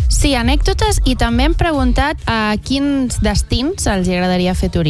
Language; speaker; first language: Catalan; native; Catalan